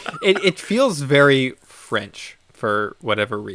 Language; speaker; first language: English; native; English